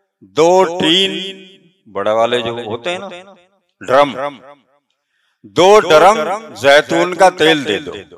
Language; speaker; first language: Urdu; native; Urdu